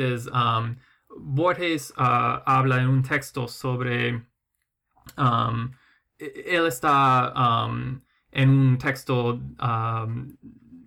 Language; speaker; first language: Spanish; non-native, fluent; English